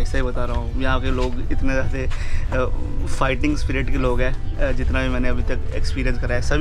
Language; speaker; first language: Hindi; native; Hindi